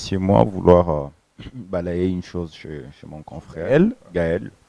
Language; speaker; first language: French; non-native, local second language; Lingala